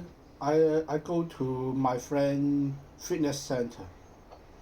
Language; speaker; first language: English; non-native, learner; Cantonese